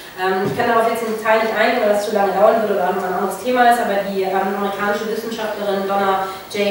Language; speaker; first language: German; native; German